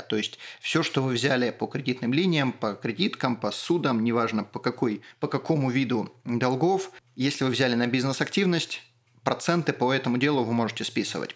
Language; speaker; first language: Russian; native; Russian